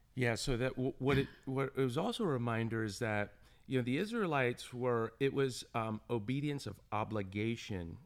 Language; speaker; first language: English; native; English